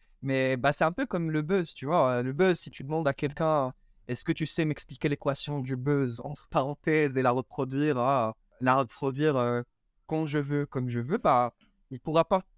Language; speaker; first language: French; non-native, local second language; Arabic